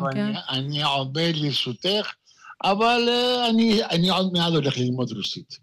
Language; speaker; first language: Hebrew; non-native, fluent; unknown